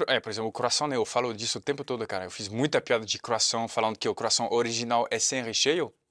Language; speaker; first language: Portuguese; non-native, fluent; French